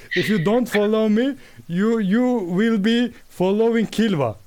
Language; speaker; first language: English; non-native, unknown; Turkish